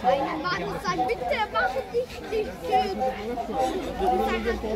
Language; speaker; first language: German; non-native, learner; Bangla